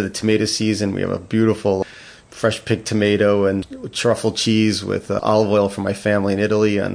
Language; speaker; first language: English; native; English